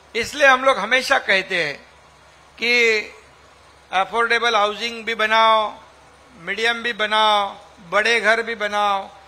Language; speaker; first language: Hindi; non-native, local second language; Marathi